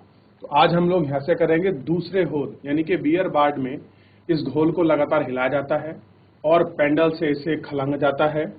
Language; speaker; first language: Hindi; native; Hindi